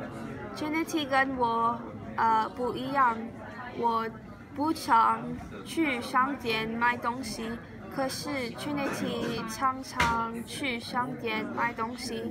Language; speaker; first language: Chinese; non-native, learner; English